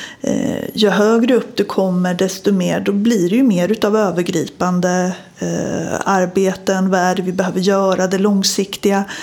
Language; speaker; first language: Swedish; native; Swedish